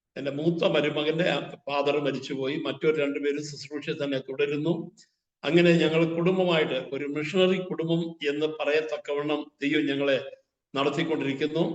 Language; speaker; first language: Malayalam; native; Malayalam